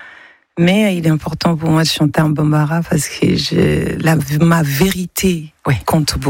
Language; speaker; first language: French; non-native, local second language; Bambara